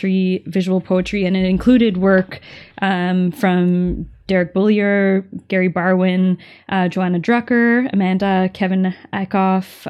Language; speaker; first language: English; native; English